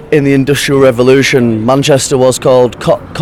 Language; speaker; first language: English; native; English